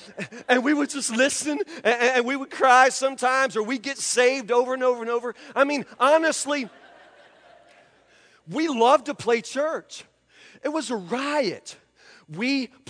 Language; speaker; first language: English; native; English